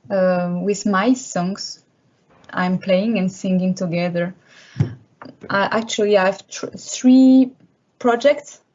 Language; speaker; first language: English; non-native, learner; French